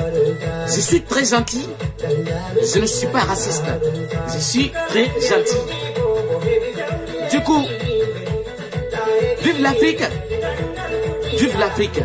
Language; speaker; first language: French; non-native, local second language; Bambara